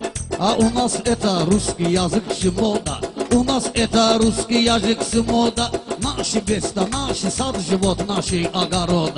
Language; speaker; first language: Russian; non-native, learner; Talysh